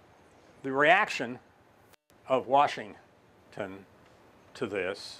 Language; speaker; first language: English; native; English